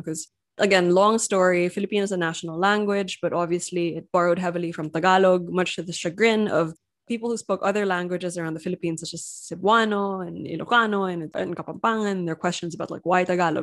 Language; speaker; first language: English; non-native, local second language; Filipino